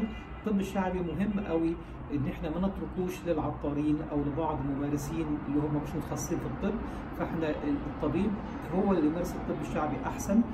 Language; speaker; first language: Arabic; native; Arabic